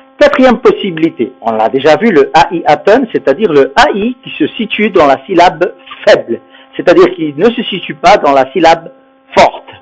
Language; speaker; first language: French; non-native, fluent; Spanish